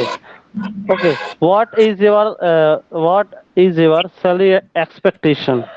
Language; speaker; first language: English; non-native, local second language; Hindi